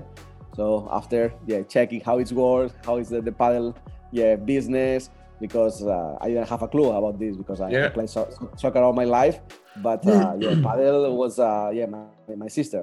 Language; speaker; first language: English; non-native, fluent; Spanish